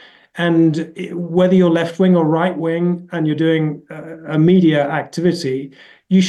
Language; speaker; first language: English; native; English